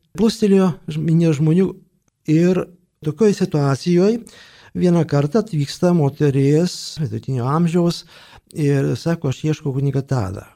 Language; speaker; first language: Lithuanian; native; Lithuanian